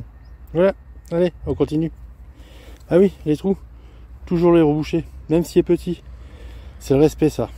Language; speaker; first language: French; native; French